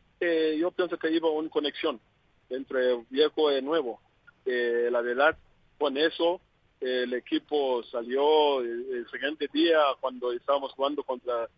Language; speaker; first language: Spanish; non-native, learner; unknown